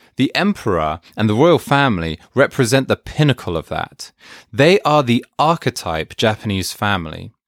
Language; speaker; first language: English; native; English